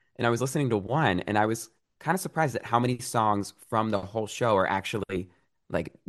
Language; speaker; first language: English; early bilingual, other home language; Italian